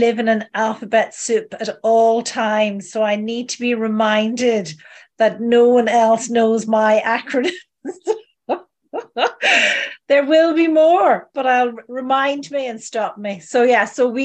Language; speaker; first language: English; native; English